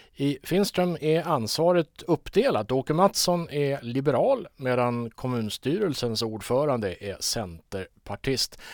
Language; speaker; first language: Swedish; native; Swedish